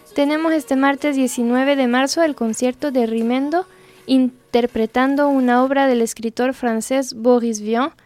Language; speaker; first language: Spanish; non-native, fluent; French